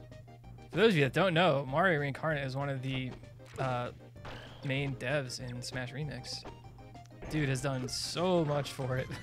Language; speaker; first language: English; native; English